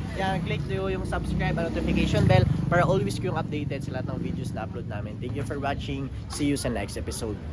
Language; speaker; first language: Filipino; non-native, local second language; Cebuano